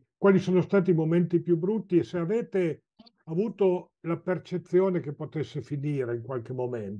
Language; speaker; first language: Italian; native; Italian